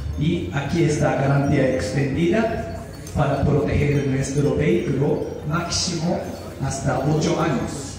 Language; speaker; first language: Spanish; non-native, learner; Japanese